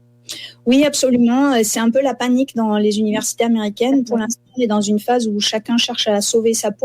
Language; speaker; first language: French; native; French